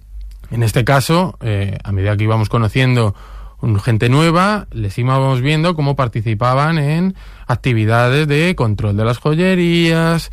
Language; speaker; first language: Spanish; native; Spanish